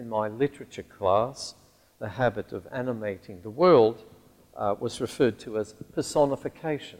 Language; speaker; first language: English; native; English